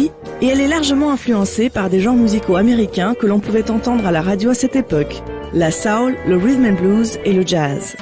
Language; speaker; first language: French; native; French